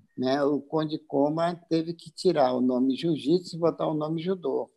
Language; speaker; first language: Portuguese; native; Portuguese